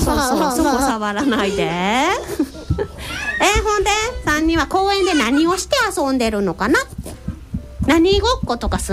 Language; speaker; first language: Japanese; native; Japanese